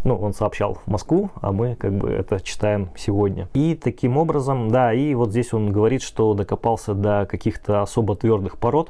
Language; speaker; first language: Russian; native; Russian